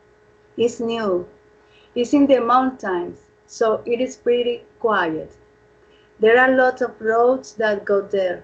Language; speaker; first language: English; non-native, fluent; Spanish